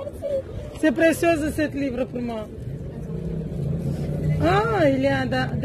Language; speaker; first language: French; non-native, learner; Romanian